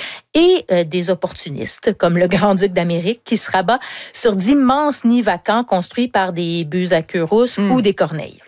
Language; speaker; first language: French; native; French